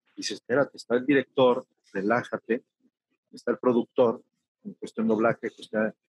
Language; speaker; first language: Spanish; native; Spanish